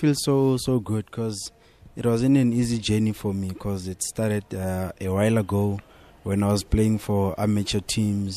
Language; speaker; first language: English; non-native, local second language; Zulu